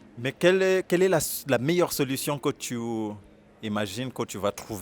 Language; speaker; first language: French; non-native, fluent; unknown